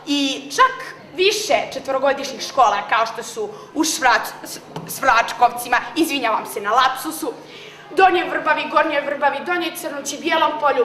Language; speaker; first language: Bosnian; native; Bosnian